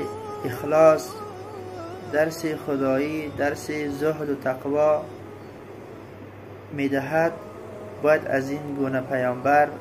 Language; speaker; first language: Persian; native; Persian